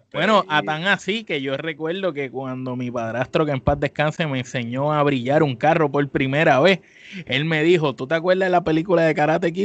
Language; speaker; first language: Spanish; native; Spanish